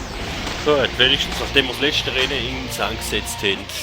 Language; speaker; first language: German; native; German